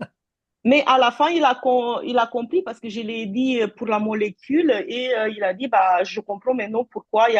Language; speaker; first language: French; non-native, fluent; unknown